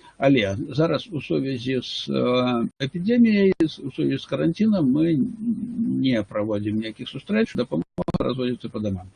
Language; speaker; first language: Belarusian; non-native, local second language; Russian